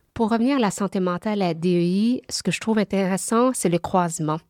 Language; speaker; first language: French; early bilingual, other home language; Vietnamese